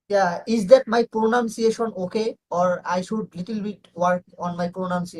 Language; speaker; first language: English; non-native, learner; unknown